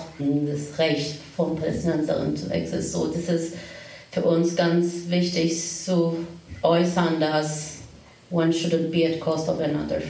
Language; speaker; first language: German; non-native, fluent; Turkish